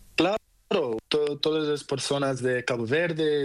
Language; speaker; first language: Spanish; non-native, learner; Portuguese